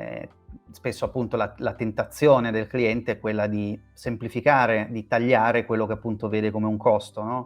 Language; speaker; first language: Italian; native; Italian